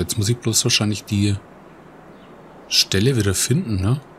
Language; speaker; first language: German; native; German